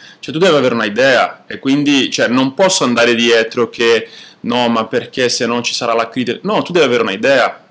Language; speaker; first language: Italian; non-native, fluent; Portuguese